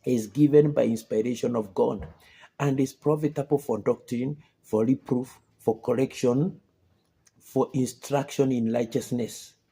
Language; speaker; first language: English; non-native, local second language; Swahili